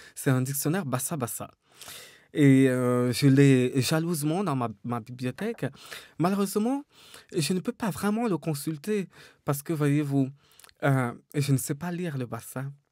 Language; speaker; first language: French; native; French